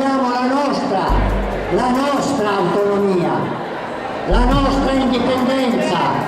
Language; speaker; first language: Italian; non-native, local second language; Sardinian